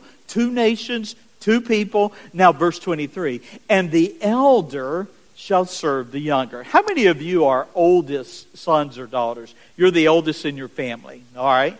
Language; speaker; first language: English; native; English